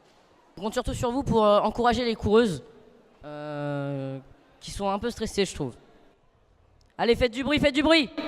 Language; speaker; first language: French; native; French